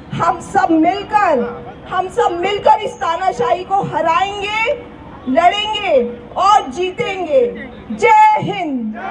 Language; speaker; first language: Hindi; native; Hindi